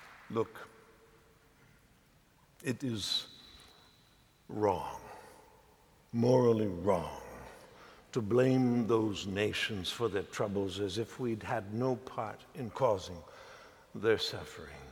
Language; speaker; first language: English; native; English